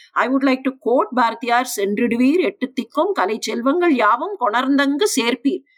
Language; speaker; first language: English; non-native, local second language; Tamil